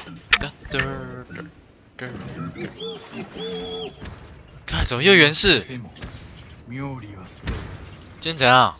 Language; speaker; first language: Chinese; native; Chinese